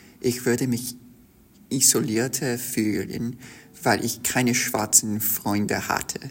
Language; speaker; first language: German; non-native, learner; English